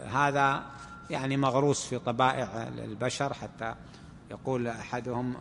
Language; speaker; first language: Arabic; native; Arabic